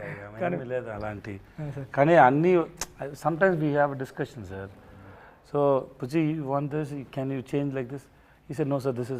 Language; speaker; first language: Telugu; non-native, learner; Tamil